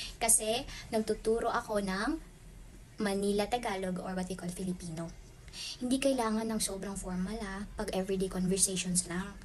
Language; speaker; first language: Filipino; non-native, local second language; Waray